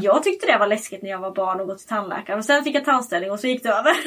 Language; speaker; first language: Swedish; native; Swedish